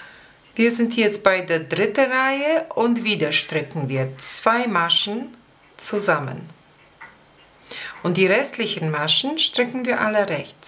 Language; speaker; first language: German; non-native, fluent; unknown